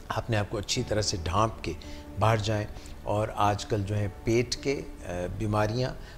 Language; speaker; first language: Urdu; native; Urdu